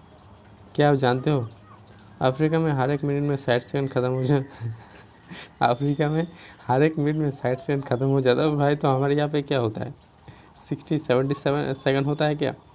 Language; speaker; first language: Hindi; non-native, local second language; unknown